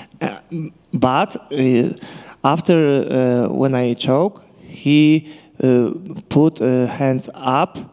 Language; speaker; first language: English; non-native, learner; Polish